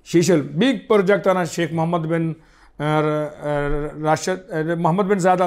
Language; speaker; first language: Arabic; non-native, learner; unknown